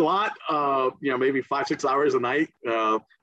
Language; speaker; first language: English; early bilingual, other home language; Spanish